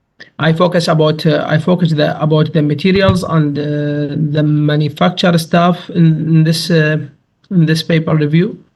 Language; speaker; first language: English; non-native, learner; Arabic